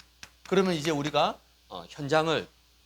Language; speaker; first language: Korean; native; Korean